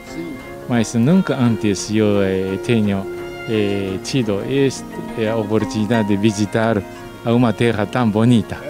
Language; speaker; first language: Portuguese; non-native, learner; Japanese